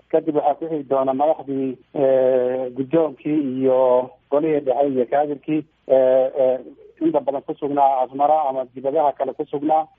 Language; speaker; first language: Somali; native; Somali